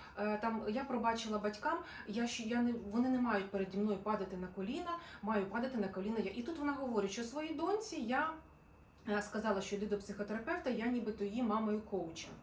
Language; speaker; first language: Ukrainian; non-native, local second language; Russian